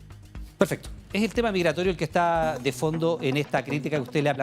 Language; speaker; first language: Spanish; native; Spanish